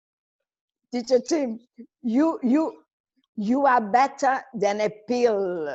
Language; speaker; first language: English; non-native, fluent; Italian